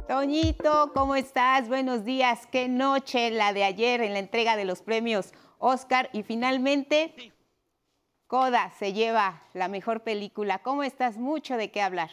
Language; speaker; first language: Spanish; native; Spanish